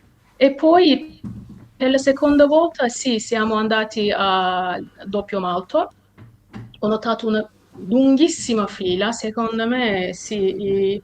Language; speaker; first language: Italian; non-native, fluent; Turkish